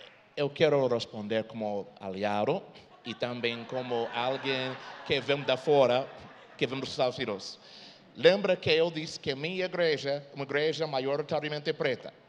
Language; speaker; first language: Portuguese; non-native, fluent; English